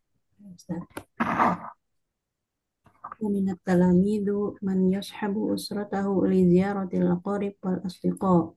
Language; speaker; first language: Arabic; non-native, learner; Indonesian